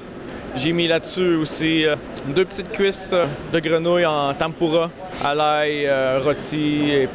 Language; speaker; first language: French; native; French